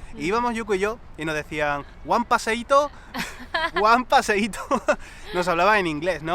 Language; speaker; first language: Spanish; native; Spanish